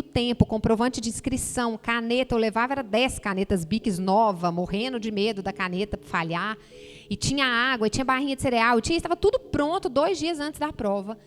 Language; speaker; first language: Portuguese; native; Portuguese